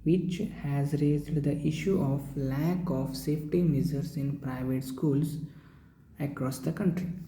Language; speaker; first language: English; non-native, local second language; Kannada